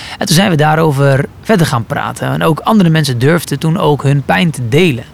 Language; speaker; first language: Dutch; early bilingual, other home language; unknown